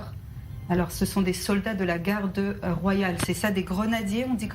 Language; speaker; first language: French; native; French